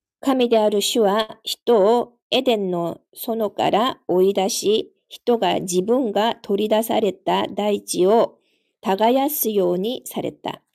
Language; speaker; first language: Japanese; non-native, fluent; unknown